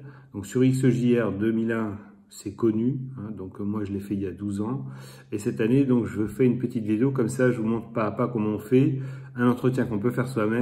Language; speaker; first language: French; native; French